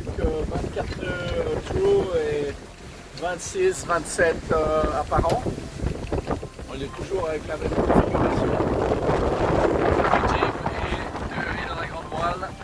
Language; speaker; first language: French; native; French